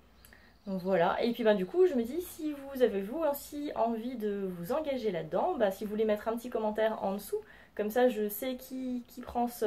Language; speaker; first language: French; native; French